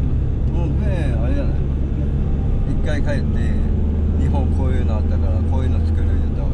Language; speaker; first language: Japanese; non-native, learner; Vietnamese